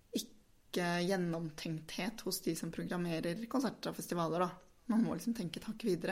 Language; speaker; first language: Norwegian; native; Norwegian